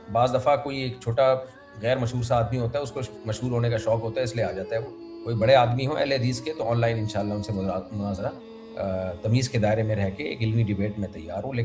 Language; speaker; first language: Urdu; native; Urdu